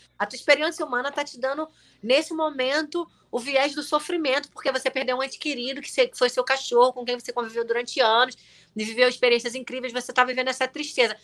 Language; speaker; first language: Portuguese; native; Portuguese